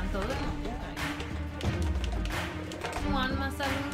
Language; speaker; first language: Spanish; native; Spanish